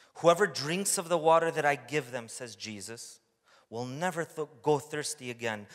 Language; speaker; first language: English; early bilingual, other home language; Romanian